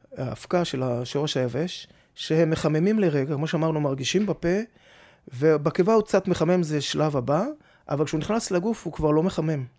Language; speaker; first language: Hebrew; native; Hebrew